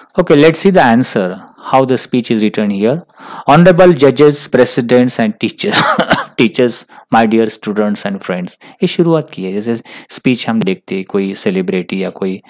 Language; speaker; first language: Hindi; non-native, local second language; Marathi